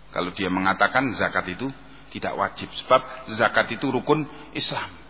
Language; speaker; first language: Indonesian; native; Indonesian